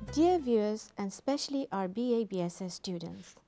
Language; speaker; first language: English; non-native, local second language; Bangla